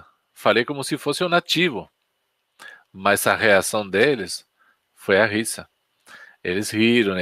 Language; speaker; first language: Portuguese; non-native, fluent; Spanish